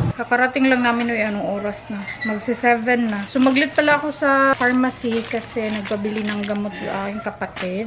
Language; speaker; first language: Filipino; non-native, local second language; Cebuano